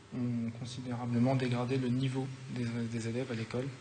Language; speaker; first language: French; native; French